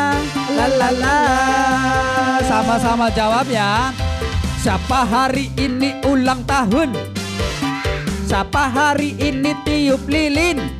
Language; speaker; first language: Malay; non-native, local second language; Javanese